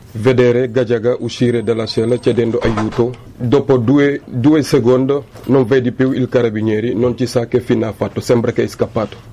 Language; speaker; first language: Italian; non-native, fluent; Wolof